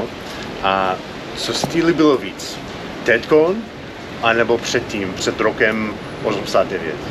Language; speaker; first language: Czech; non-native, fluent; English